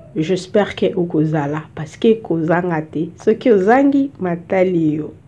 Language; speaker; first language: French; non-native, local second language; Lingala